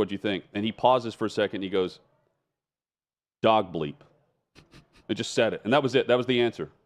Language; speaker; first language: English; native; English